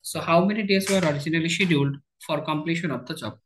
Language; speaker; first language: English; non-native, local second language; Bangla